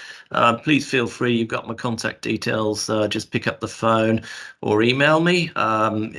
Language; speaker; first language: English; native; English